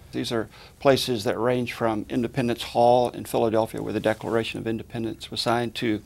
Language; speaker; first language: English; native; English